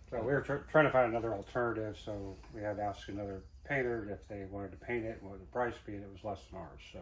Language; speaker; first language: English; native; English